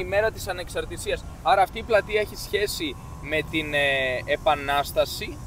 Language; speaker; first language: Greek; native; Greek